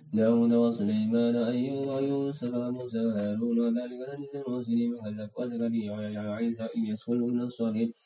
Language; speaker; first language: Arabic; non-native, learner; Indonesian